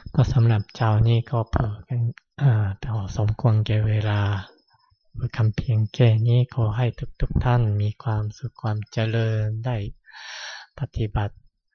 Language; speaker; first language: Thai; non-native, fluent; Japanese